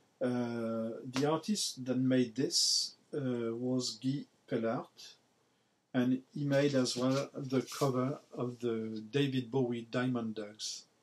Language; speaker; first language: English; non-native, learner; French